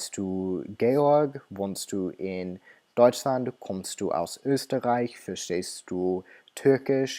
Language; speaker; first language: German; non-native, fluent; English